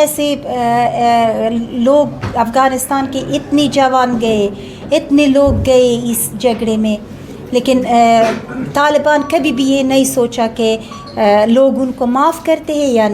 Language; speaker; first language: Hindi; non-native, learner; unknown